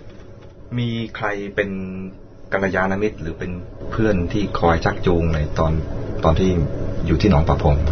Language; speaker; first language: Thai; native; Thai